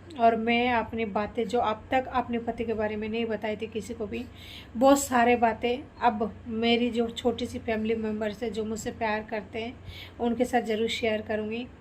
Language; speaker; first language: Hindi; non-native, local second language; Bangla